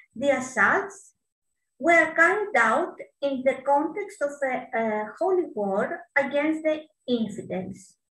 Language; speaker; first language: English; non-native, fluent; Greek